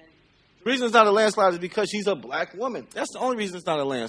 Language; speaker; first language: English; native; English